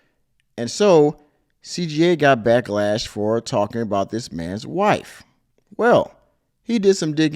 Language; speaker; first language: English; native; English